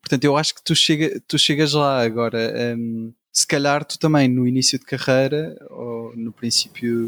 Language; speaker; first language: Portuguese; native; Portuguese